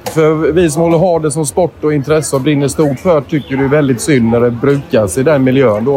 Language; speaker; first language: Swedish; native; Swedish